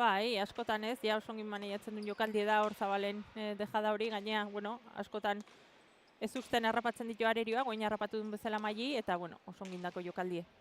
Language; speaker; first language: Basque; native; Basque